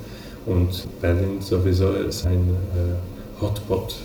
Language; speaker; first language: German; non-native, fluent; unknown